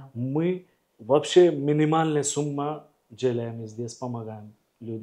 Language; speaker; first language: Russian; non-native, learner; Hindi